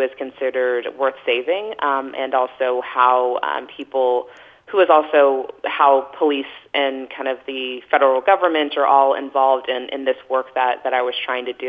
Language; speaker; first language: English; native; English